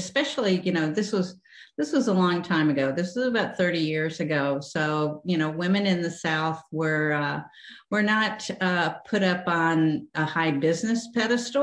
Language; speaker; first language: English; native; English